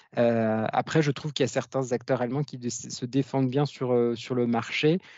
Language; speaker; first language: French; native; French